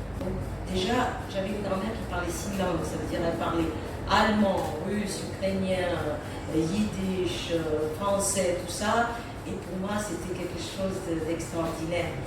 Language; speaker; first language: French; non-native, fluent; Russian